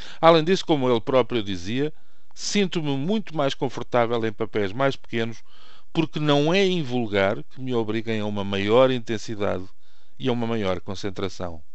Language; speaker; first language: Portuguese; native; Portuguese